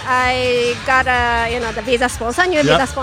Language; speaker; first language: English; non-native, learner; Japanese